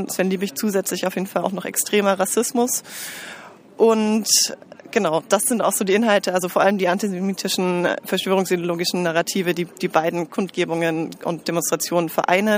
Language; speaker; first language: German; native; German